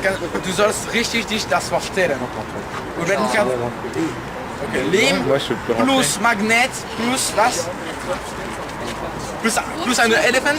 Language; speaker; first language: German; non-native, learner; French